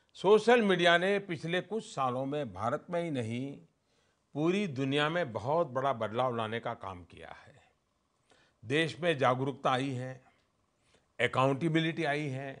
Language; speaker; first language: Hindi; non-native, local second language; Gujarati